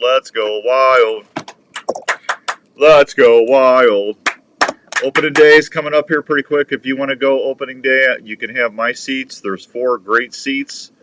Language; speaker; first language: English; native; English